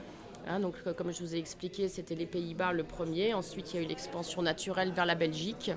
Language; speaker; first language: French; native; French